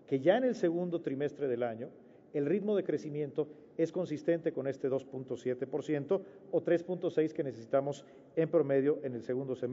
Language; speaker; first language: Spanish; native; Spanish